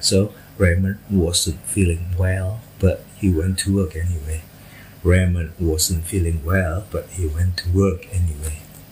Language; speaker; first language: English; non-native, fluent; Indonesian